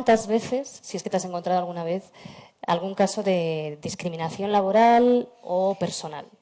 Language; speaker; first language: Spanish; native; Spanish